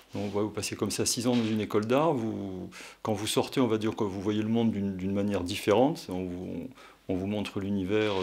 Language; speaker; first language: French; native; French